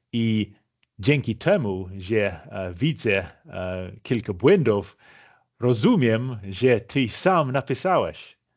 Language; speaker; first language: Polish; non-native, fluent; English